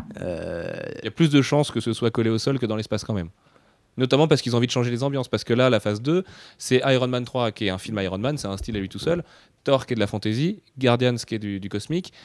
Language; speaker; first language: French; native; French